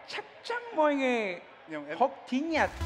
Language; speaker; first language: Vietnamese; non-native, learner; Japanese